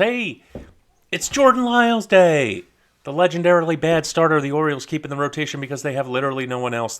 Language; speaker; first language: English; native; English